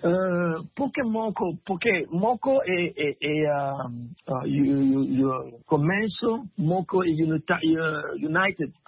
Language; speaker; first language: Portuguese; non-native, learner; French